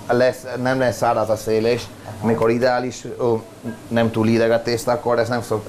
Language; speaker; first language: Hungarian; non-native, learner; Italian